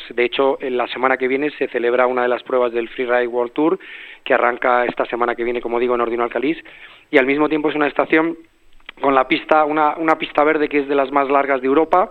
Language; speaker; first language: Spanish; native; Spanish